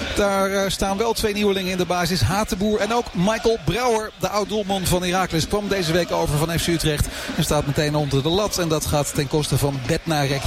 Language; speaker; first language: Dutch; native; Dutch